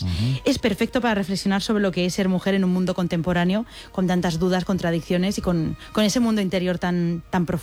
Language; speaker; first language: Spanish; native; Spanish